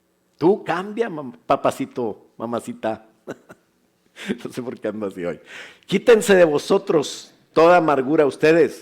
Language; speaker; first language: Spanish; native; Spanish